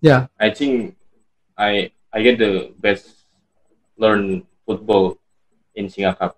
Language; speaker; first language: English; non-native, learner; Indonesian